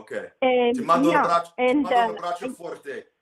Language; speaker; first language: Italian; non-native, learner; English